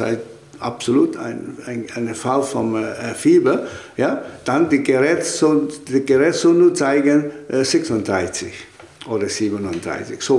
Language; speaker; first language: German; non-native, fluent; Chinese